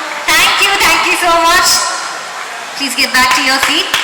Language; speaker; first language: Malayalam; native; Malayalam